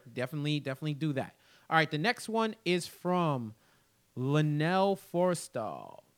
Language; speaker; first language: English; early bilingual, other home language; Haitian Creole